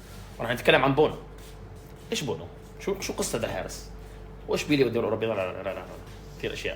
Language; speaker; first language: Arabic; native; Arabic